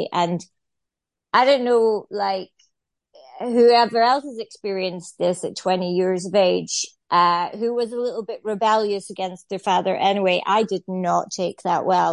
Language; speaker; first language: English; native; English